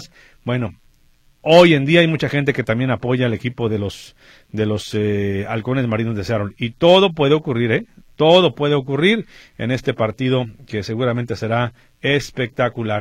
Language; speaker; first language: Spanish; native; Spanish